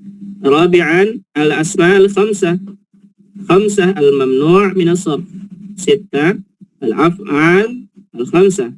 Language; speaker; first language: Arabic; non-native, fluent; Indonesian